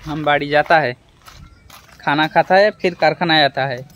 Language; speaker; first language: Hindi; non-native, local second language; Bangla